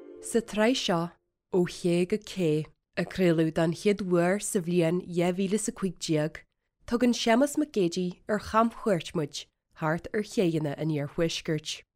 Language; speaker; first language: Irish; native; Irish